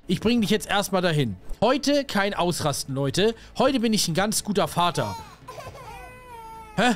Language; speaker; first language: German; native; German